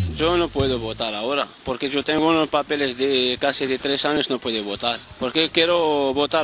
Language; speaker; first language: Spanish; non-native, learner; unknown